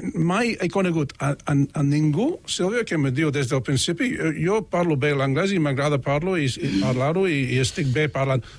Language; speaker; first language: Catalan; non-native, fluent; English